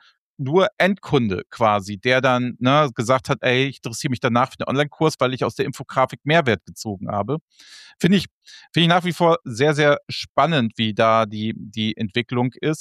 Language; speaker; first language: German; native; German